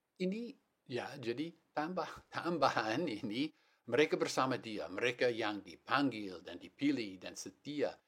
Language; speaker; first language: Malay; non-native, fluent; English